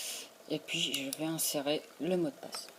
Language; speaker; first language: French; native; French